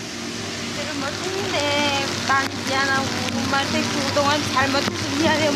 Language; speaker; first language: Korean; non-native, local second language; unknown